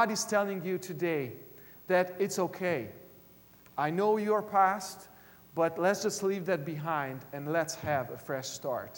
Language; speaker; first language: English; non-native, fluent; Hungarian